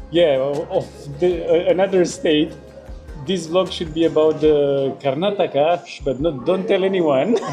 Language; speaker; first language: English; non-native, fluent; Romanian